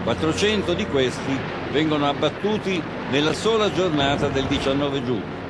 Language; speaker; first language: Italian; native; Italian